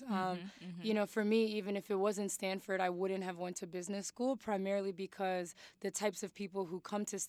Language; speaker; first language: English; native; English